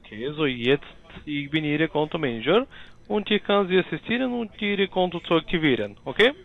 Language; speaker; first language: German; non-native, learner; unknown